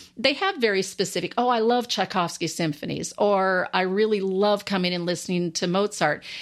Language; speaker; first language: English; native; English